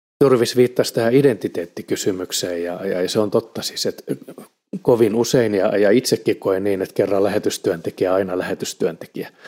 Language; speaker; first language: Finnish; native; Finnish